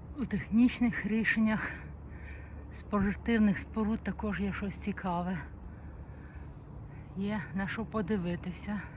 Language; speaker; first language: Ukrainian; native; Ukrainian